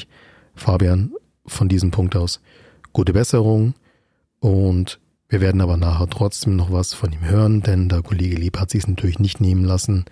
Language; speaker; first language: German; native; German